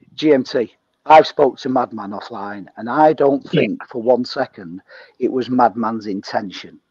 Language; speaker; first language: English; native; English